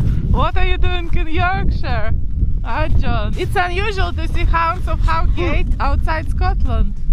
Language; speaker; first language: English; non-native, learner; Russian